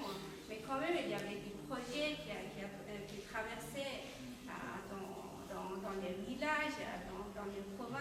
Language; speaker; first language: French; non-native, fluent; Persian